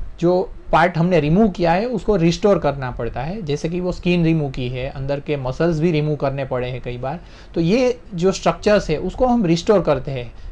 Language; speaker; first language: Hindi; non-native, local second language; Gujarati